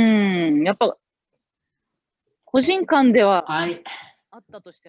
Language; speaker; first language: Japanese; native; Japanese